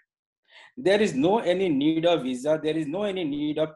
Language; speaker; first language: English; non-native, local second language; Hindi